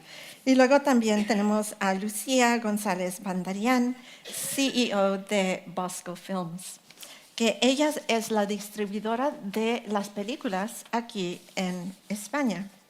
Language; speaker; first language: Spanish; early bilingual, heritage; Spanish